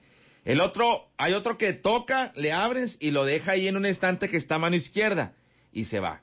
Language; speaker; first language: Spanish; native; Spanish